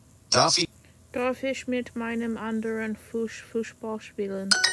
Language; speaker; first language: German; non-native, learner; English